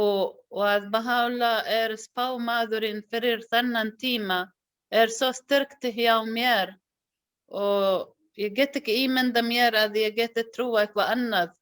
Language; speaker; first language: Icelandic; non-native, learner; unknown